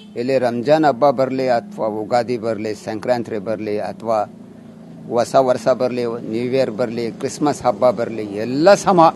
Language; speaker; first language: Kannada; non-native, local second language; Urdu